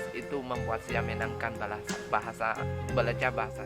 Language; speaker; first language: Indonesian; non-native, learner; Khmer